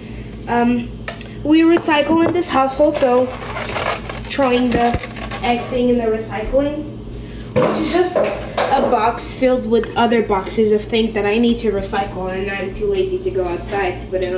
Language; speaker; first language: English; non-native, fluent; Kabuverdianu